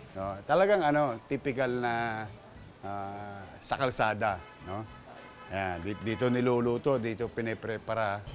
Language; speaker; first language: Filipino; native; Filipino